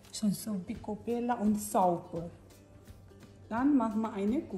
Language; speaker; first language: German; non-native, learner; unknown